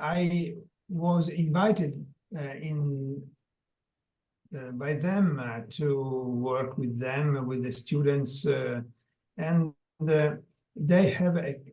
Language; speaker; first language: English; non-native, learner; Italian